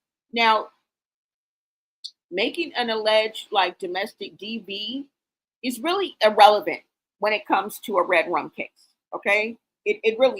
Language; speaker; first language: English; native; English